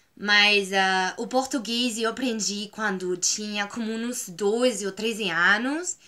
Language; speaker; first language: Portuguese; non-native, fluent; Spanish